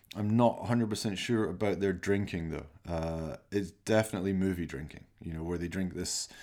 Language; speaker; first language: English; native; English